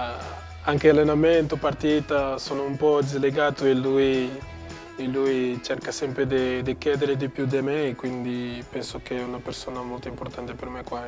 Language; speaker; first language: Italian; non-native, learner; Portuguese